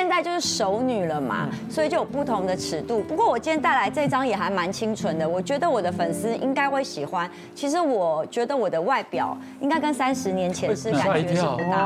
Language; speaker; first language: Chinese; native; Chinese